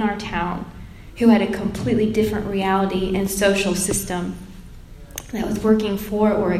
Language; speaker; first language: English; native; English